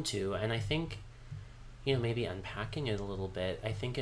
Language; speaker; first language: English; native; English